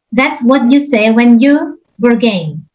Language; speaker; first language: English; non-native, fluent; Indonesian